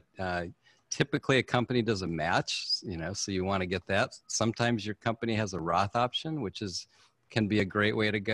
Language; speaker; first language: English; native; English